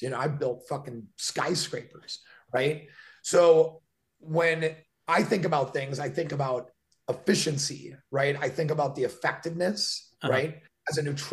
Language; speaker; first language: English; native; English